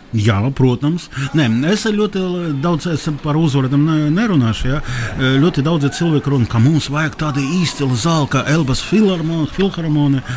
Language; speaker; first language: Latvian; non-native, local second language; Russian